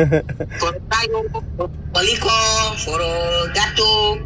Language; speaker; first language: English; non-native, learner; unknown